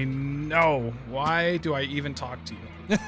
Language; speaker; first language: English; native; English